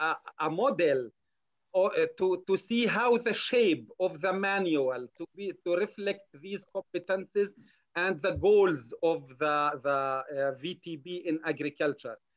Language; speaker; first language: English; non-native, learner; Arabic